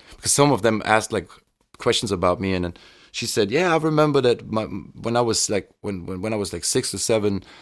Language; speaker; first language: English; non-native, fluent; German